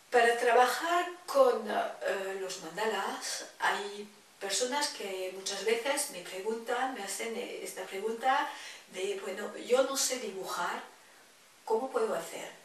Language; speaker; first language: Spanish; non-native, fluent; French